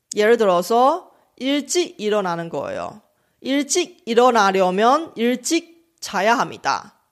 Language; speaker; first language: Korean; non-native, local second language; Chinese